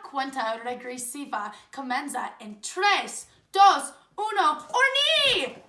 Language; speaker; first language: Spanish; non-native, learner; English